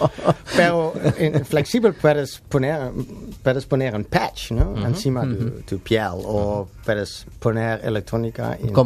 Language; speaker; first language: Spanish; non-native, learner; Dutch